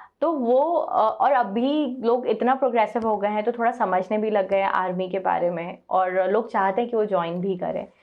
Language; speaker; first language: Hindi; native; Hindi